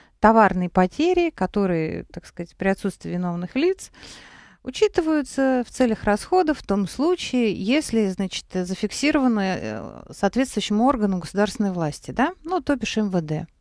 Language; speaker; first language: Russian; native; Russian